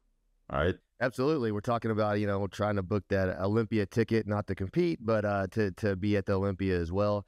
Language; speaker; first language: English; native; English